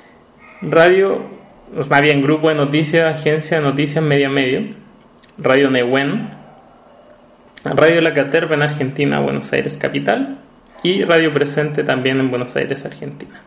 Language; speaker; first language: Spanish; native; Spanish